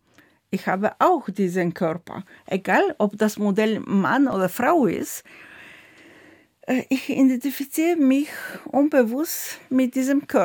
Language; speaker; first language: German; non-native, fluent; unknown